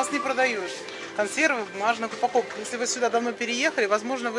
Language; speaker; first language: Russian; native; Russian